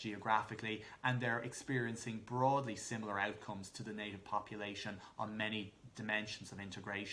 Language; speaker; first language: English; native; English